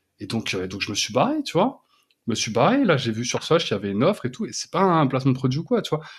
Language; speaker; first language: French; native; French